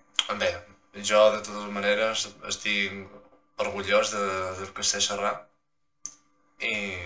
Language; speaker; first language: Catalan; non-native, local second language; Spanish